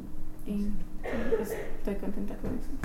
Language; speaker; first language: Spanish; non-native, learner; English